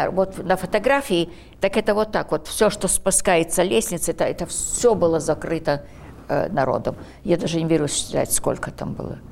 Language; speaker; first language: Russian; early bilingual, heritage; Russian